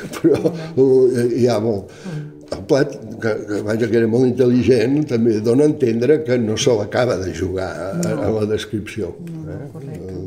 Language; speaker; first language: Catalan; native; Catalan